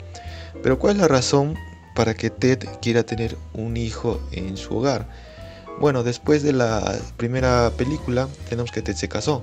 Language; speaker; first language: Spanish; native; Spanish